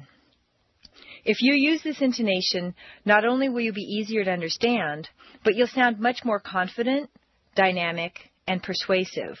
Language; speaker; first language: English; native; English